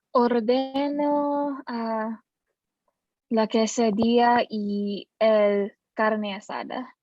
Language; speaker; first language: Spanish; non-native, learner; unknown